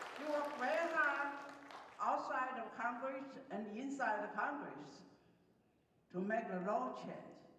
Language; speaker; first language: English; non-native, fluent; Chinese